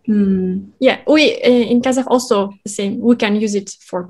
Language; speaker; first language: English; non-native, fluent; Kazakh